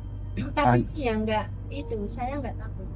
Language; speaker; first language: Indonesian; non-native, local second language; Javanese